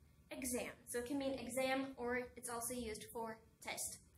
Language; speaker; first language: English; native; English